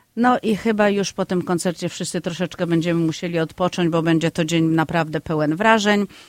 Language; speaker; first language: Polish; native; Polish